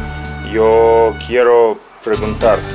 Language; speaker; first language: Spanish; non-native, learner; Russian